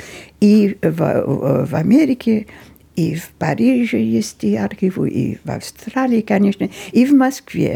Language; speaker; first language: Russian; non-native, fluent; English